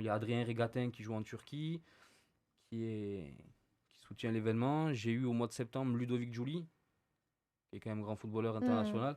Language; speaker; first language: French; native; French